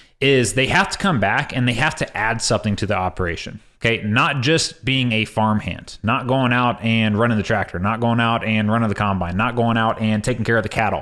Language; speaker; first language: English; native; English